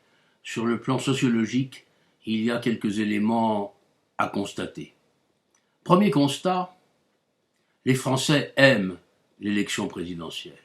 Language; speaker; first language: French; native; French